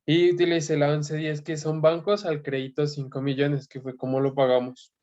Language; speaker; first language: Spanish; native; Spanish